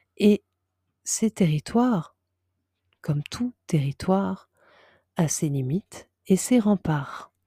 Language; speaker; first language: French; native; French